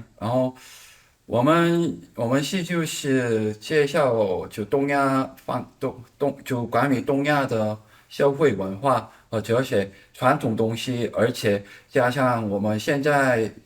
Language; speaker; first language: Chinese; non-native, learner; Korean